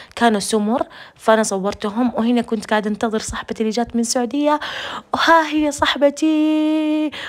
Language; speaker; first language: Arabic; non-native, fluent; Urdu